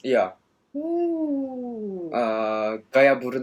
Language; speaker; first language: Indonesian; non-native, learner; Japanese